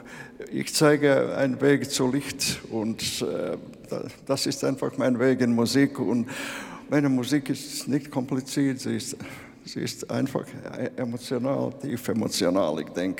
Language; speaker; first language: German; non-native, fluent; Latvian